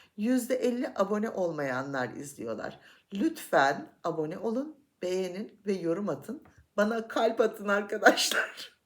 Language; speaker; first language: Turkish; native; Turkish